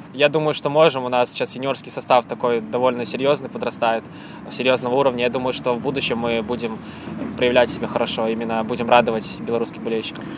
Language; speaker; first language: Russian; native; Russian